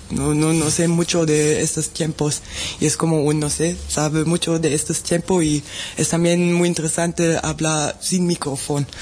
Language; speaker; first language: Spanish; non-native, fluent; German